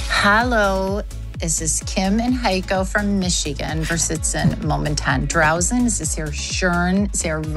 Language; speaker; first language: German; non-native, learner; English